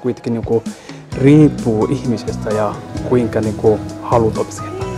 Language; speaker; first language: Finnish; non-native, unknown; Somali